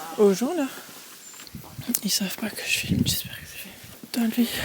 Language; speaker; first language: French; native; French